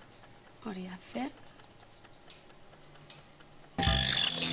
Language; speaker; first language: Basque; native; Basque